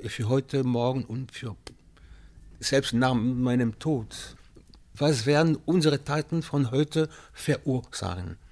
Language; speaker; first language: German; non-native, fluent; French